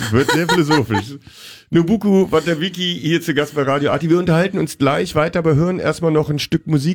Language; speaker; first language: German; native; German